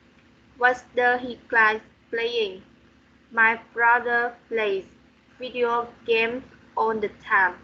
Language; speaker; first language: English; non-native, learner; Vietnamese